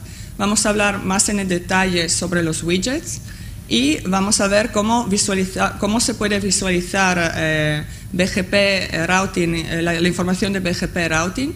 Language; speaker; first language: Spanish; non-native, fluent; Italian